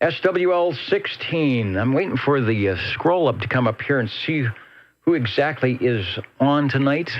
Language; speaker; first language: English; native; English